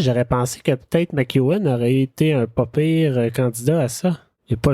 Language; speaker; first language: French; native; French